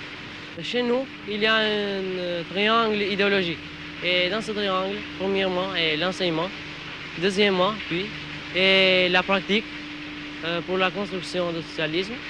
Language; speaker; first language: French; non-native, learner; Albanian